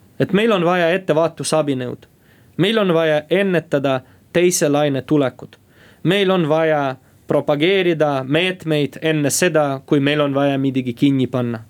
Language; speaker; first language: Estonian; non-native, local second language; Russian